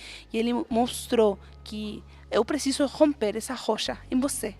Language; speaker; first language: Portuguese; non-native, fluent; Spanish